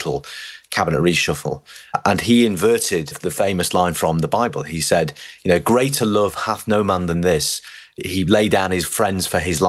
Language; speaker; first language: English; native; English